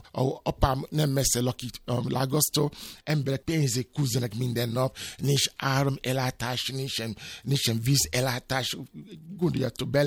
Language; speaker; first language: Hungarian; non-native, fluent; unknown